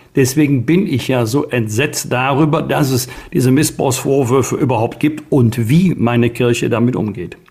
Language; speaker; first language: German; native; German